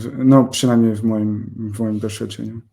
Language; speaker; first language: Polish; non-native, fluent; English